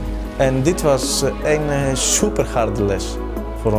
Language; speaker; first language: Dutch; non-native, fluent; Greek